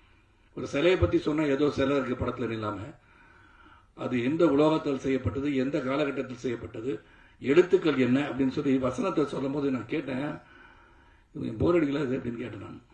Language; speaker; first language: Tamil; native; Tamil